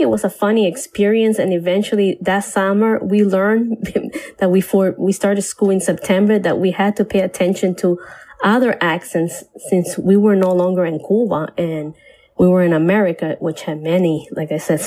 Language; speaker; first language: English; early bilingual, other home language; Spanish